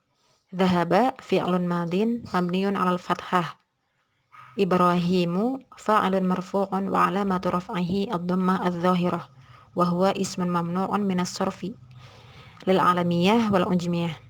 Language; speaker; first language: Arabic; non-native, learner; Indonesian